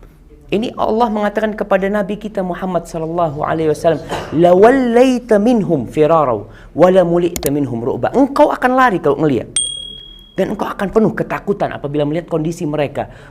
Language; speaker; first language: Indonesian; native; Indonesian